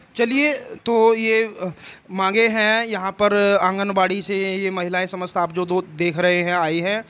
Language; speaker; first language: Hindi; native; Hindi